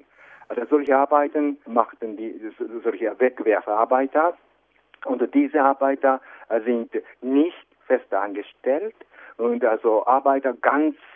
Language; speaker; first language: German; non-native, fluent; Japanese